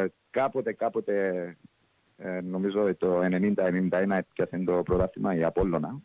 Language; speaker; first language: Greek; early bilingual, heritage; English